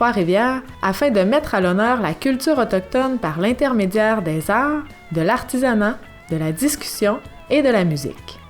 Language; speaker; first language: French; native; French